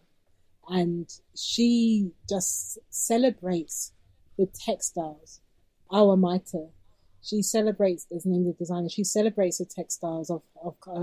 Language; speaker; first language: English; native; English